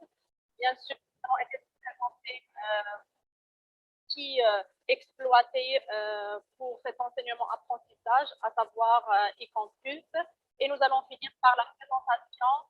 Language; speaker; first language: French; non-native, local second language; Arabic